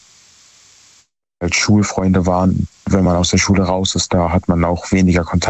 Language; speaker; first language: German; native; German